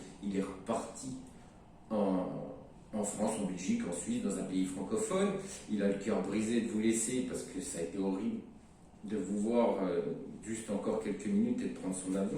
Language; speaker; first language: French; native; French